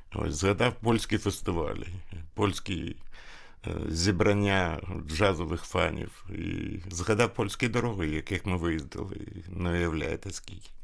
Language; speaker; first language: Ukrainian; native; Ukrainian